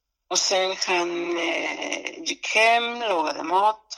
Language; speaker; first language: Swedish; non-native, fluent; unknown